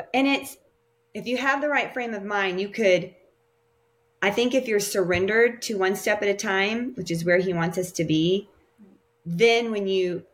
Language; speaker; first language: English; native; English